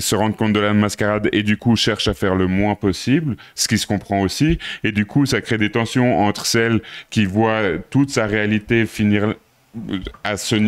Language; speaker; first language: French; native; French